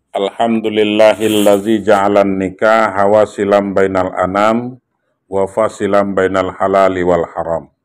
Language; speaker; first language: Indonesian; non-native, local second language; Minangkabau